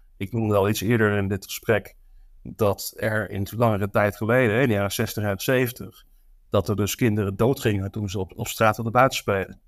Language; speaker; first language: Dutch; native; Dutch